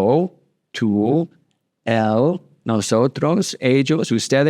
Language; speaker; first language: Spanish; non-native, fluent; English